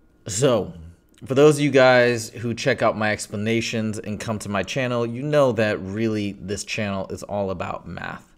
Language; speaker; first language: English; native; English